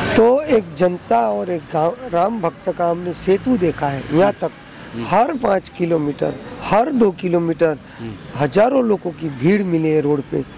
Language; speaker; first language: Hindi; non-native, local second language; Gujarati